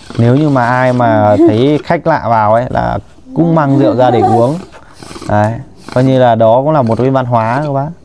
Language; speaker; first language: Vietnamese; native; Vietnamese